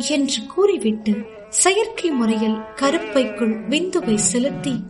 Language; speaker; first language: Tamil; native; Tamil